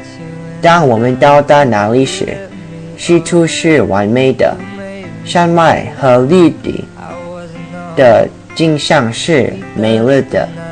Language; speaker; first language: Chinese; non-native, learner; English